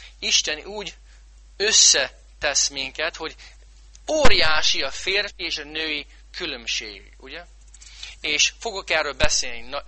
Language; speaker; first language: Hungarian; non-native, learner; English